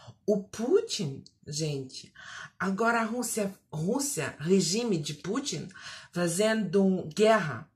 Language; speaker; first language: Portuguese; non-native, fluent; Russian